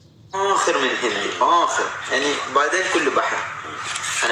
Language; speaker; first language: Arabic; non-native, learner; Malayalam